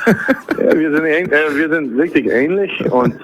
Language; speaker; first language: German; non-native, fluent; English